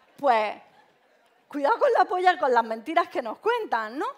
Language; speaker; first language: Spanish; native; Spanish